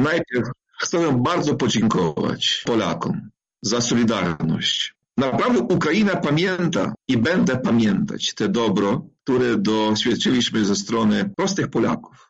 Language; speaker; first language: Polish; non-native, fluent; Ukrainian